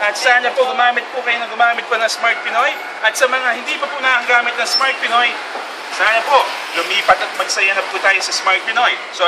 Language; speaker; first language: Filipino; native; Filipino